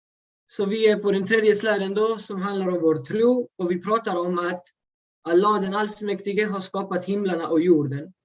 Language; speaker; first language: Swedish; early bilingual, other home language; Urdu